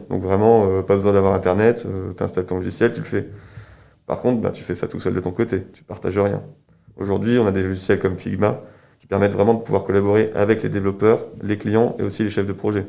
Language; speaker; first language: French; native; French